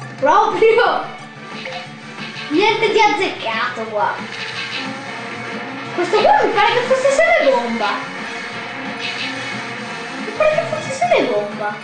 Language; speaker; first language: Italian; native; Italian